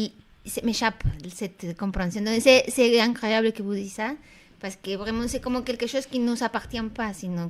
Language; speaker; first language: French; non-native, fluent; Spanish